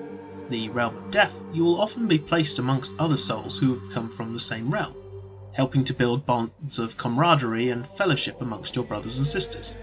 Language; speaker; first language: English; native; English